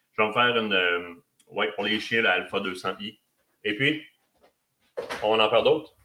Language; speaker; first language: French; native; French